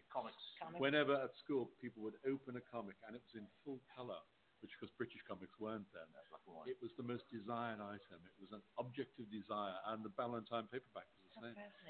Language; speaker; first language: English; native; English